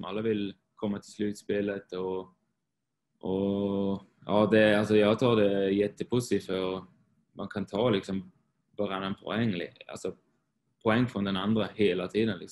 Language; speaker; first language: Swedish; non-native, fluent; Swiss German